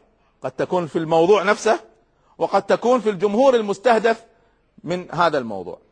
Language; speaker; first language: Arabic; native; Arabic